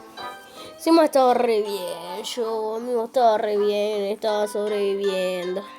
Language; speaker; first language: Spanish; native; Spanish